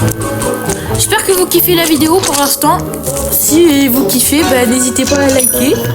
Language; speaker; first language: French; native; French